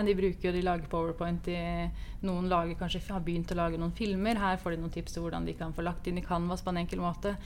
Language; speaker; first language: Norwegian; native; Norwegian